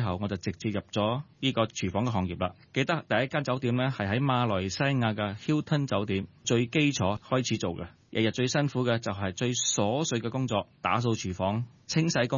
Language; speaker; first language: Cantonese; early bilingual, heritage; Cantonese